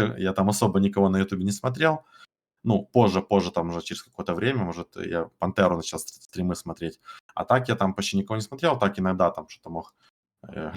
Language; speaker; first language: Russian; native; Russian